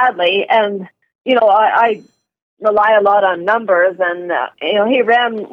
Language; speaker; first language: English; native; English